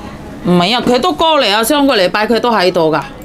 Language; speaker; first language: Cantonese; non-native, fluent; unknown